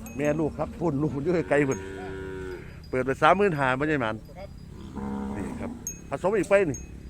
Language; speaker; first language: Thai; native; Thai